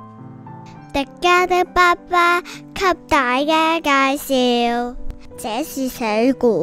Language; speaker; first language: Chinese; non-native, local second language; Cantonese